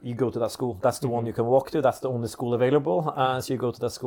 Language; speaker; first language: English; non-native, fluent; Norwegian